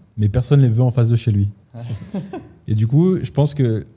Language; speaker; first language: French; native; French